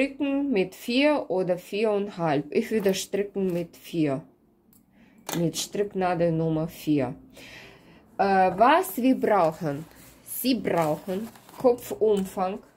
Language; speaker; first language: German; non-native, fluent; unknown